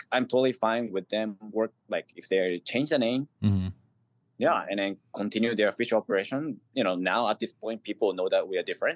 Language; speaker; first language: English; non-native, fluent; Japanese